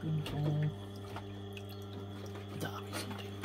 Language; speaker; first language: German; native; German